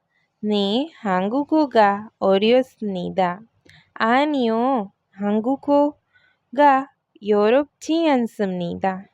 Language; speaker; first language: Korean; non-native, fluent; Hindi